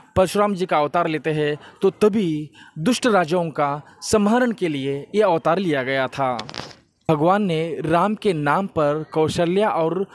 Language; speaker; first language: Hindi; non-native, local second language; Kannada